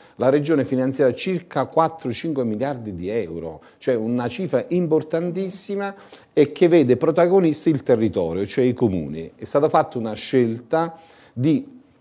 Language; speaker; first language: Italian; native; Italian